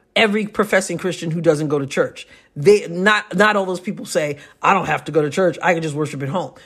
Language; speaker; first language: English; native; English